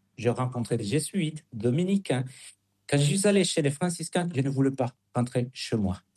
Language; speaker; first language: French; non-native, fluent; Spanish